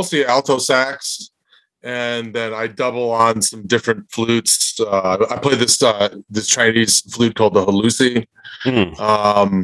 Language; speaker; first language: English; native; English